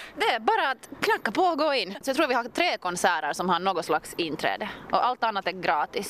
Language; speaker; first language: Swedish; native; Swedish